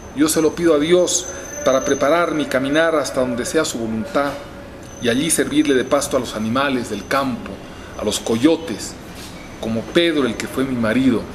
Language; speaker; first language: Spanish; native; Spanish